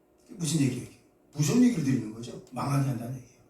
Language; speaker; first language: Korean; native; Korean